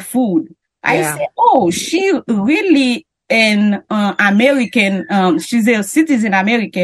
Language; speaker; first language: English; non-native, learner; French